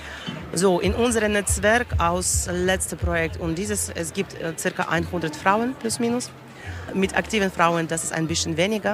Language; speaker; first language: German; non-native, learner; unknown